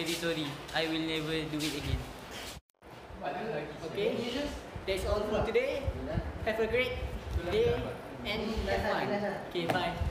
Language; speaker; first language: English; non-native, learner; Malay